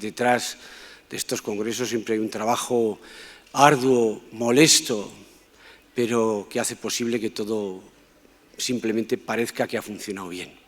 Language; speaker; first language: Spanish; native; Spanish